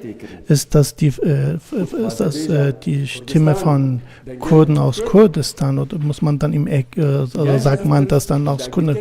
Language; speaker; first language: German; non-native, fluent; Kurdish